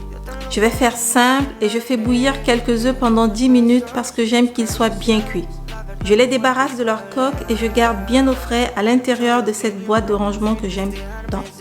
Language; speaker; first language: French; native; French